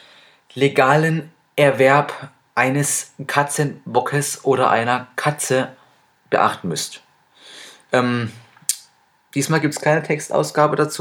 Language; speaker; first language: German; native; German